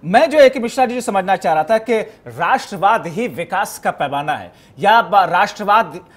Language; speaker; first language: Hindi; native; Hindi